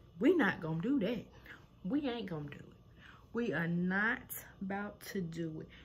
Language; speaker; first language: English; native; English